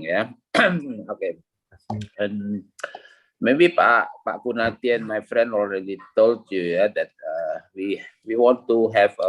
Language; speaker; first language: English; non-native, learner; Indonesian